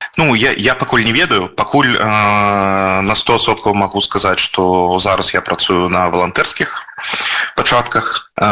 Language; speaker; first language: Belarusian; native; Belarusian